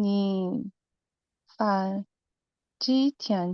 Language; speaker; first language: Chinese; non-native, learner; Spanish